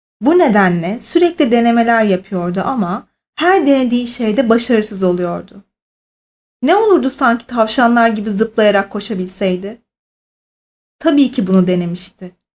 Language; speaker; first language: Turkish; native; Turkish